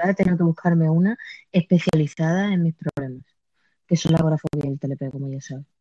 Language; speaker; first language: Spanish; native; Spanish